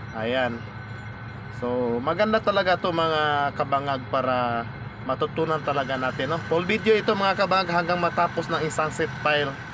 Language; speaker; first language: Filipino; non-native, local second language; Cebuano